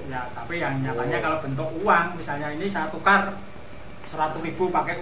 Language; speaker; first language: Indonesian; native; Indonesian